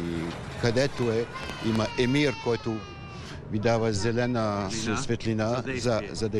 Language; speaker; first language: Bulgarian; non-native, fluent; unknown